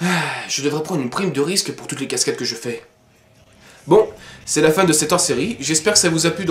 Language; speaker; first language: French; native; French